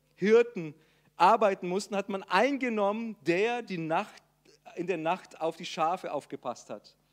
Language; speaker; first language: German; non-native, fluent; Portuguese